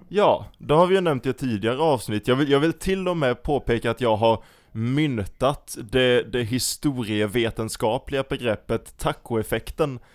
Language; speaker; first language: Swedish; native; Swedish